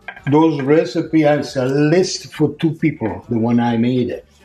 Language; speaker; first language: English; non-native, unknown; Italian